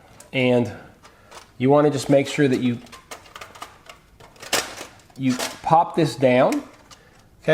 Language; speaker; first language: English; native; English